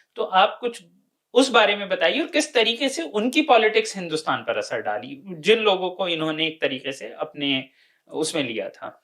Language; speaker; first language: Urdu; native; Urdu